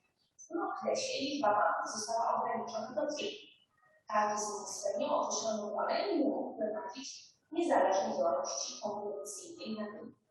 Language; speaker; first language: Polish; native; Polish